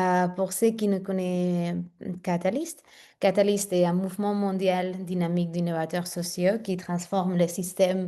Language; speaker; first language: French; non-native, fluent; Spanish